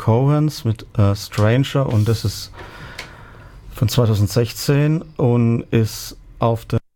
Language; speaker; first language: German; native; German